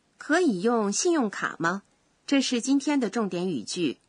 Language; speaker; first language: Chinese; native; Chinese